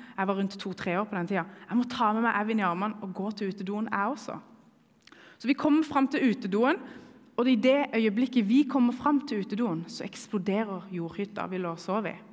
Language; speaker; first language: Norwegian; early bilingual, other home language; Kurdish